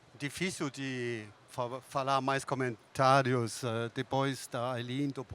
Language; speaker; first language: Portuguese; non-native, fluent; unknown